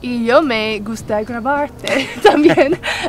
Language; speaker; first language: Spanish; non-native, learner; English